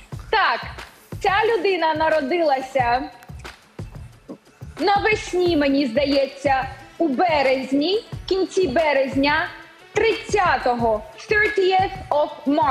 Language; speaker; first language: Ukrainian; native; Ukrainian